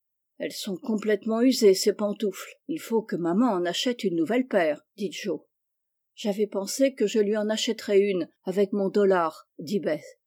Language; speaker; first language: French; native; French